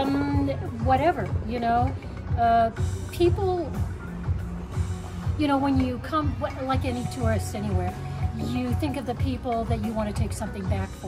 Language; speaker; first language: English; native; English